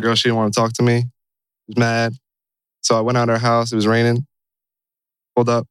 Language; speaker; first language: English; native; English